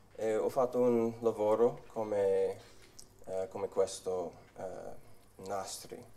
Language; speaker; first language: Italian; non-native, learner; English